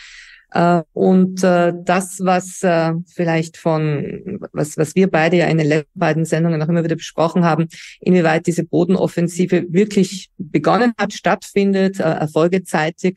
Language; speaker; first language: German; native; German